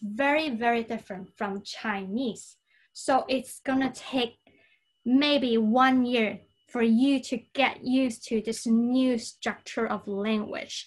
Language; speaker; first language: English; non-native, fluent; Cantonese